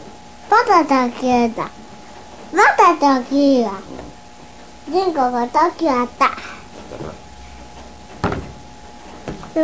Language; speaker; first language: Japanese; native; Japanese